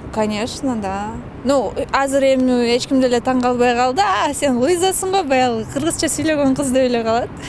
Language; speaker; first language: Kyrgyz; non-native, local second language; Russian